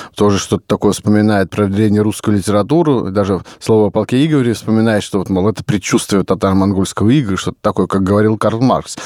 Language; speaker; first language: Russian; native; Russian